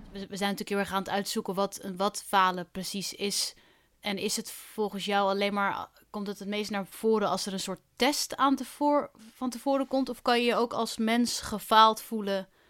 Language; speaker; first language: Dutch; early bilingual, other home language; Arabic